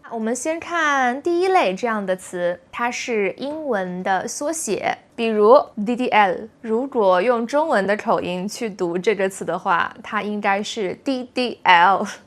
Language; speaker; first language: Chinese; native; Chinese